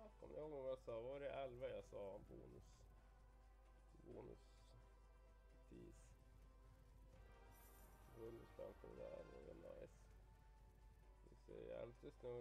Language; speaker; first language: Swedish; native; Swedish